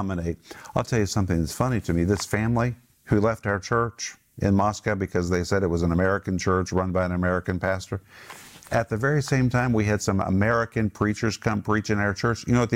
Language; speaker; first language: English; native; English